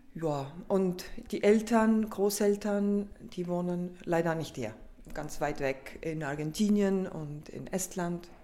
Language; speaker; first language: German; non-native, fluent; Estonian